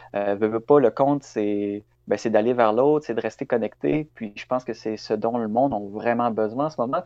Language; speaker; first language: French; native; French